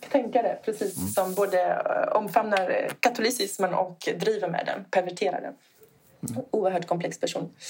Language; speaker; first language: Swedish; non-native, fluent; Italian